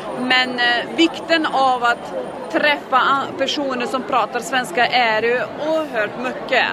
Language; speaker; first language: Swedish; non-native, fluent; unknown